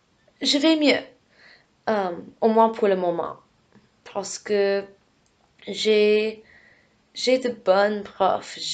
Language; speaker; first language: French; non-native, fluent; English